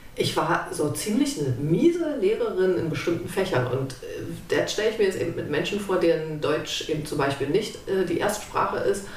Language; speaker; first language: German; native; German